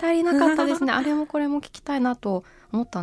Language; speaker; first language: Japanese; native; Japanese